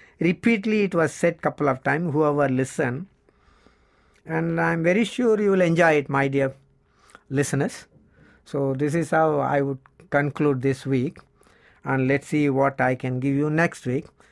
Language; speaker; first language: English; non-native, local second language; Tamil